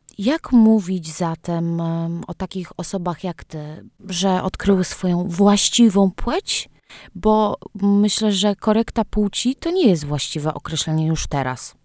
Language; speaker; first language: Polish; native; Polish